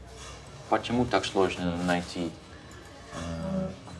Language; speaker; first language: Russian; non-native, fluent; Dutch